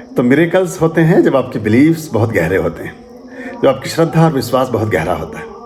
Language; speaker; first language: Hindi; native; Hindi